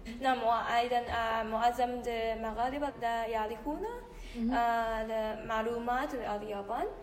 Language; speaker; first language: Arabic; non-native, learner; Japanese